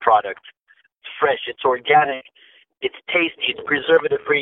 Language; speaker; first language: English; native; English